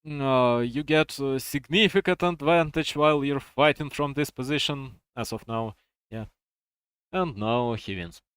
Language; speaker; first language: English; non-native, fluent; Russian